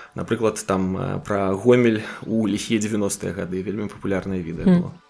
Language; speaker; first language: Belarusian; native; Belarusian